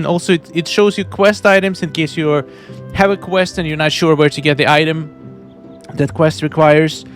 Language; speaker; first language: English; non-native, fluent; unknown